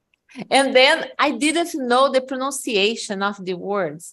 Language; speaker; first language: English; non-native, fluent; Portuguese